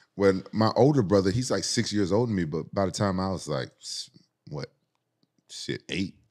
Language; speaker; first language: English; native; English